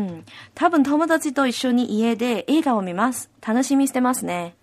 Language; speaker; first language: Japanese; non-native, fluent; Cantonese